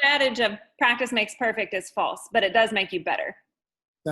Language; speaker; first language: English; native; English